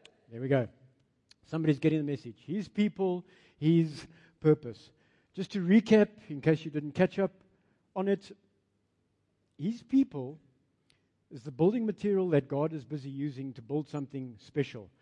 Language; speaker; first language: English; non-native, local second language; Afrikaans